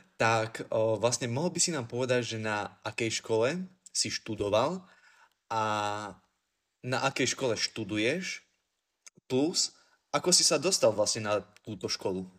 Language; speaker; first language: Slovak; native; Slovak